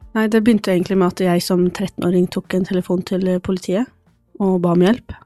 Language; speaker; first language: Norwegian; non-native, fluent; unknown